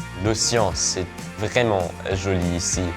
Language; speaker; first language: French; non-native, learner; German